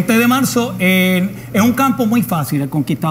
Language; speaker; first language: Spanish; native; Spanish